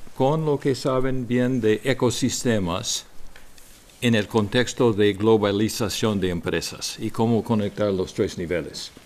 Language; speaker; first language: Spanish; non-native, fluent; English